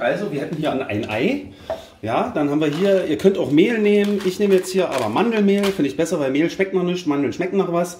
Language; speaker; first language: German; native; German